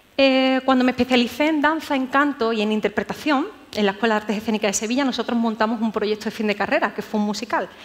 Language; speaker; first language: Spanish; native; Spanish